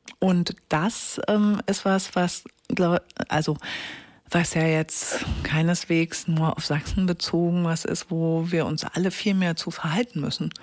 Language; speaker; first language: German; native; German